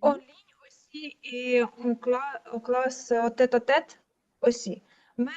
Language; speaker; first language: French; non-native, learner; Russian